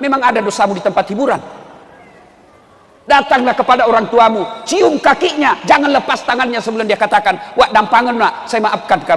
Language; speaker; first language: Indonesian; non-native, local second language; Buginese